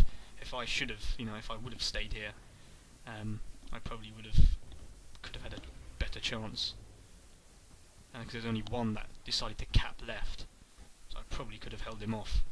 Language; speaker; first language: English; native; English